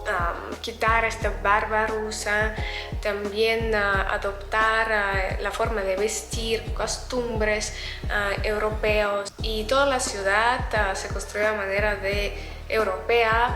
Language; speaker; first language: Spanish; non-native, fluent; Russian